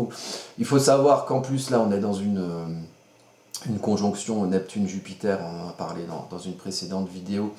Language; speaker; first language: French; native; French